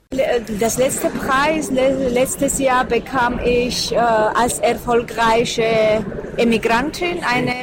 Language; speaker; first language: German; non-native, fluent; Georgian